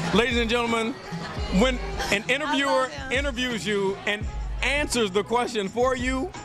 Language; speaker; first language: English; native; English